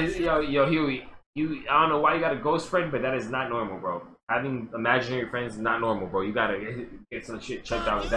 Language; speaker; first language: English; native; English